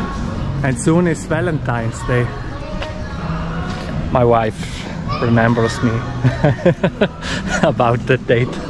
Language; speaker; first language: English; non-native, fluent; German